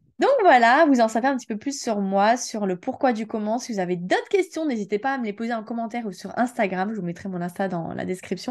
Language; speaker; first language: French; native; French